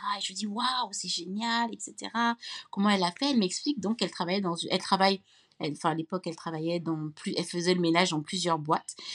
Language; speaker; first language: French; native; French